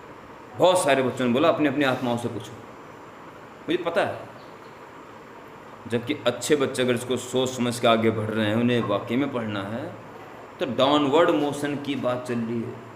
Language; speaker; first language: Hindi; native; Hindi